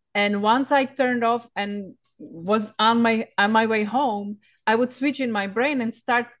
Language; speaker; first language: English; non-native, fluent; Czech